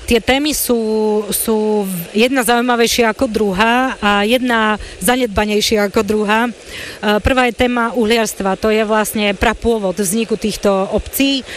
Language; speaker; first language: Slovak; native; Slovak